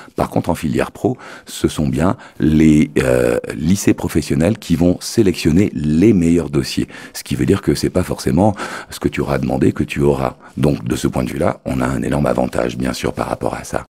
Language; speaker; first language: French; native; French